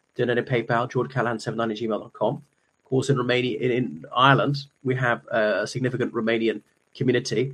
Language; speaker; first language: English; native; English